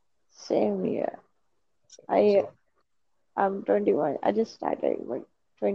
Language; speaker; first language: English; non-native, learner; Gujarati